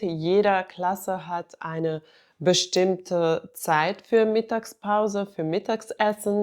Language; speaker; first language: German; non-native, fluent; Finnish